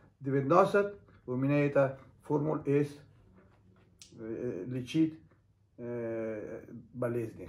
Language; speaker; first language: Russian; non-native, learner; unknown